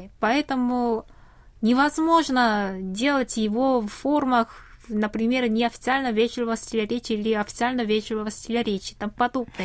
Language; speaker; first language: Russian; non-native, fluent; Korean